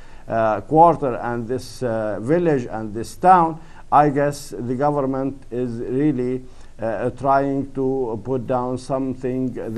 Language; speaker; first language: English; non-native, fluent; Arabic